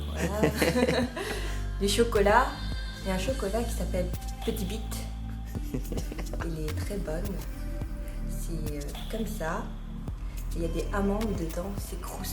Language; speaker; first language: French; non-native, fluent; Japanese